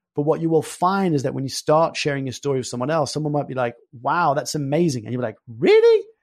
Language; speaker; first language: English; early bilingual, other home language; French